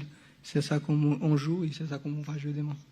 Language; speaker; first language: French; non-native, local second language; Portuguese